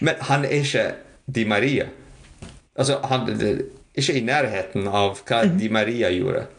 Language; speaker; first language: Norwegian; non-native, fluent; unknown